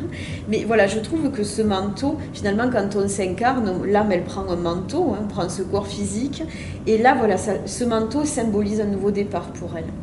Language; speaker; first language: French; native; French